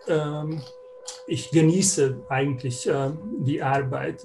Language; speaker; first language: German; non-native, fluent; Hungarian